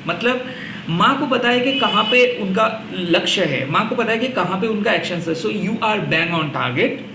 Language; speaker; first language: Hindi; non-native, local second language; Bangla